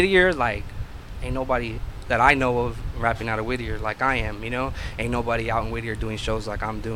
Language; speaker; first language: English; native; English